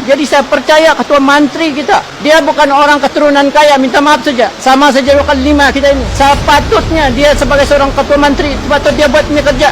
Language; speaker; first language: Malay; non-native, local second language; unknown